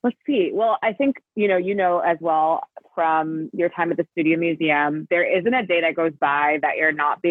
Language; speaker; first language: English; native; English